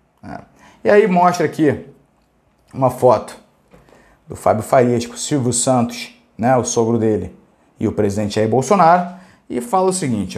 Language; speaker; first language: Portuguese; native; Portuguese